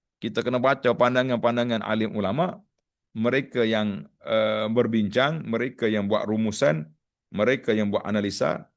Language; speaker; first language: Malay; native; Malay